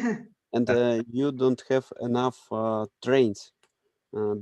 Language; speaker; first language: English; non-native, learner; Russian